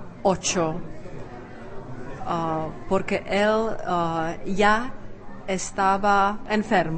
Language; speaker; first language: Spanish; non-native, fluent; Czech